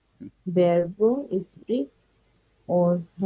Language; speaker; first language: German; non-native, learner; Bangla